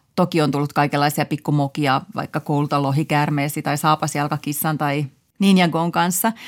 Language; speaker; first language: Finnish; native; Finnish